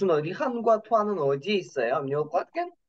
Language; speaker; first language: Korean; non-native, fluent; Kyrgyz